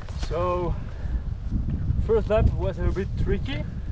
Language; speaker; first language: English; non-native, fluent; Spanish